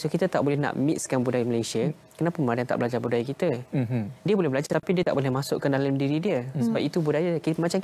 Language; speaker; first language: Malay; native; Malay